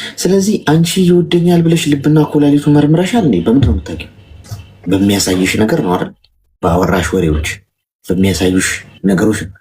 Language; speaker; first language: Amharic; native; Amharic